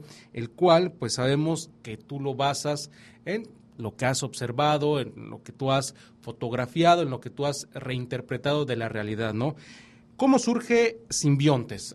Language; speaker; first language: Spanish; native; Spanish